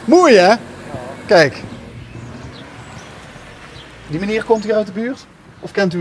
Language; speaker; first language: Dutch; native; Dutch